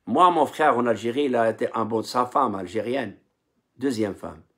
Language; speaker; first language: French; non-native, local second language; Arabic